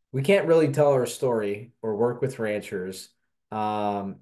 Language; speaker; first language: English; native; English